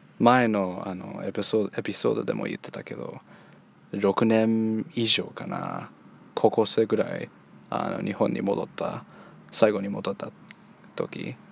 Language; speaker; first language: Japanese; early bilingual, heritage; Japanese